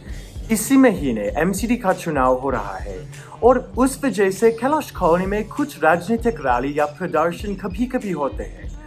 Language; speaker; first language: Hindi; non-native, fluent; English